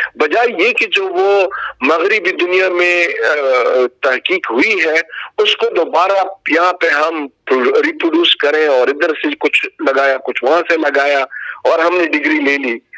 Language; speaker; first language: Urdu; non-native, local second language; Pashto